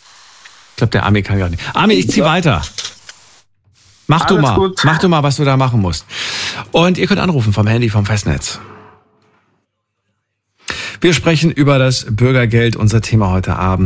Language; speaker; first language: German; native; German